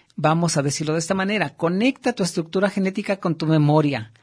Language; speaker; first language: Spanish; native; Spanish